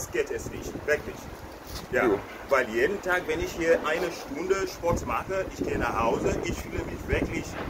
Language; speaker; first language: German; non-native, fluent; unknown